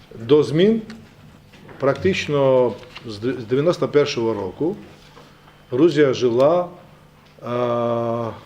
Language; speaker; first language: Ukrainian; non-native, learner; Georgian